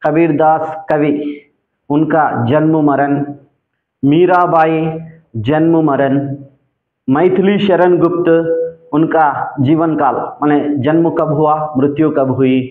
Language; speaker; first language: Hindi; non-native, local second language; Telugu